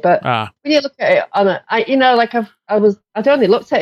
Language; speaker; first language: English; native; English